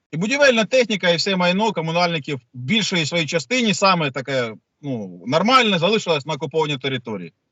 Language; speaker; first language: Ukrainian; native; Ukrainian